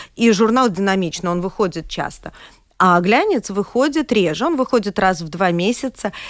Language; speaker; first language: Russian; native; Russian